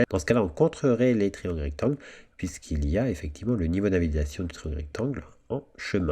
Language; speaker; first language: French; native; French